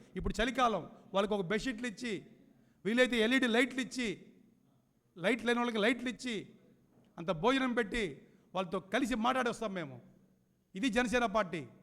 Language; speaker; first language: Telugu; native; Telugu